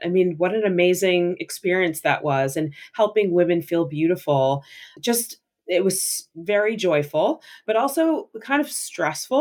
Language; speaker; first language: English; native; English